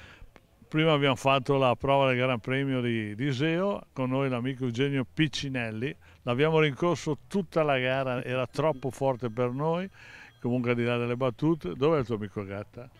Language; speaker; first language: Italian; native; Italian